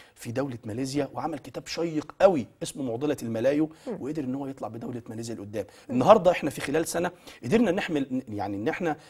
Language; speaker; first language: Arabic; native; Arabic